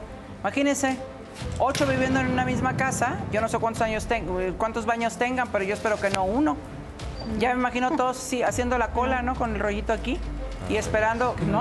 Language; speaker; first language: Spanish; native; Spanish